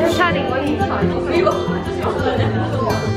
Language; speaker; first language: English; native; English